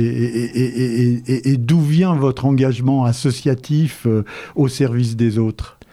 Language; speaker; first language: French; native; French